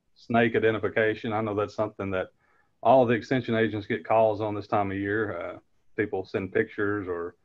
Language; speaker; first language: English; native; English